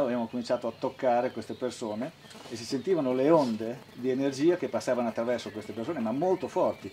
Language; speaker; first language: Italian; native; Italian